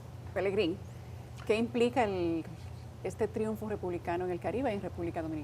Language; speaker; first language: Spanish; native; Spanish